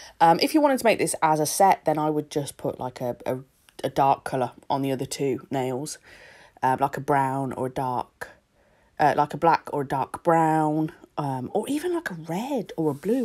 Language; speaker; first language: English; native; English